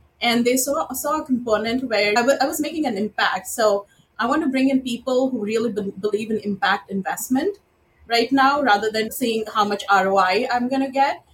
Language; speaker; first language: English; non-native, local second language; Marathi